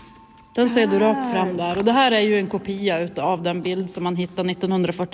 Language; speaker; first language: Swedish; native; Swedish